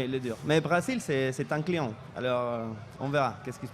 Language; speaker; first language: French; non-native, fluent; Spanish